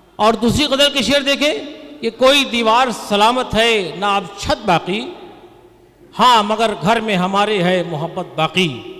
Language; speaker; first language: Urdu; native; Urdu